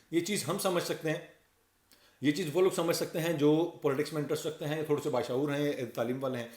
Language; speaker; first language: Urdu; non-native, local second language; Punjabi